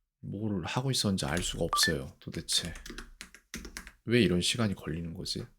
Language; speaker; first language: Korean; native; Korean